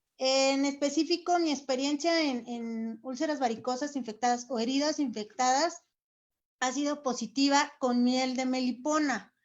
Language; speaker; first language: Spanish; native; Spanish